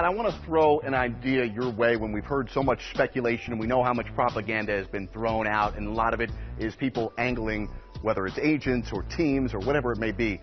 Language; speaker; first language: English; native; English